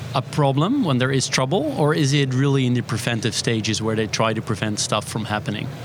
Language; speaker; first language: English; non-native, fluent; Dutch